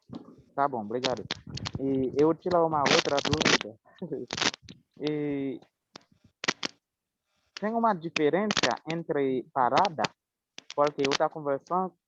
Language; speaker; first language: Portuguese; non-native, learner; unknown